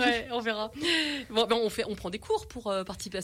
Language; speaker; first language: French; native; French